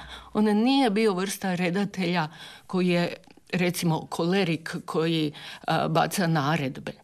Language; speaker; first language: Serbian; native; Serbian